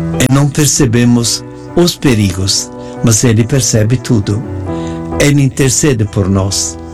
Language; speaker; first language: Portuguese; non-native, fluent; Italian